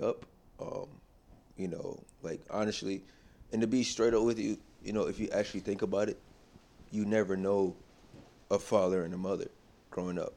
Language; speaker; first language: English; native; English